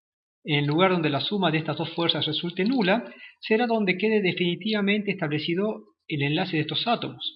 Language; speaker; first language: Spanish; native; Spanish